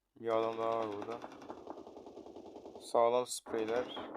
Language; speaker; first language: Turkish; native; Turkish